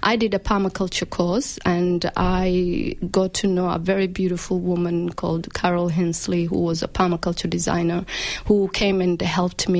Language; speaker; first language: English; non-native, local second language; Somali